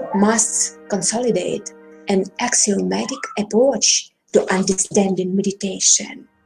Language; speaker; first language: English; non-native, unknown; Russian